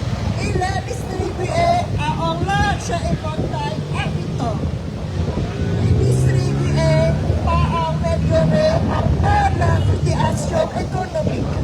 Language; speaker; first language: French; non-native, fluent; Khmer